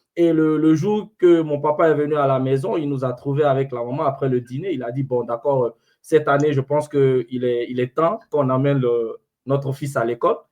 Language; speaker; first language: French; non-native, local second language; Fula